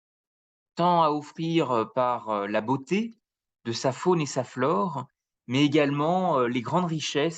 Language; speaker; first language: French; native; French